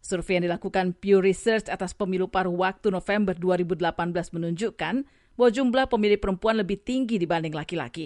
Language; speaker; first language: Indonesian; native; Indonesian